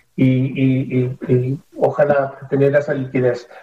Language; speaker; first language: Spanish; early bilingual, heritage; Spanish